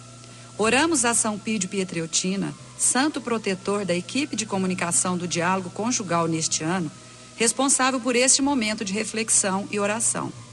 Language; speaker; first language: Portuguese; native; Portuguese